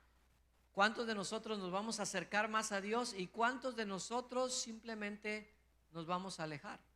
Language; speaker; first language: Spanish; native; Spanish